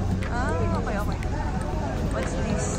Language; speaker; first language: English; non-native, local second language; Filipino